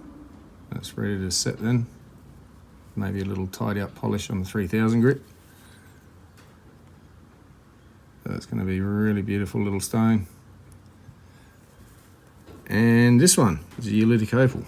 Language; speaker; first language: English; native; English